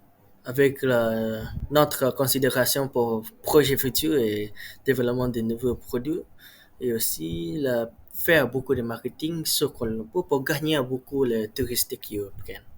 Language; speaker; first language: French; non-native, learner; Malay